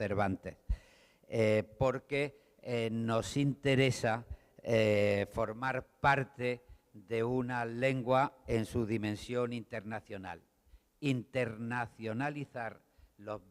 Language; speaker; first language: Spanish; native; Spanish